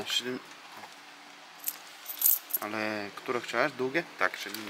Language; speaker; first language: Polish; non-native, learner; Bulgarian